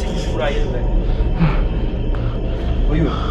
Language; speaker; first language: Portuguese; native; Portuguese